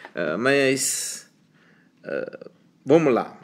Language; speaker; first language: Portuguese; early bilingual, other home language; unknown